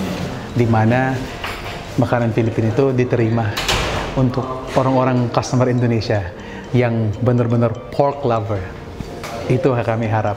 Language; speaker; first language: Indonesian; non-native, fluent; Filipino